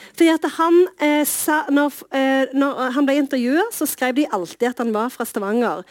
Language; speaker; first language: Norwegian; native; Norwegian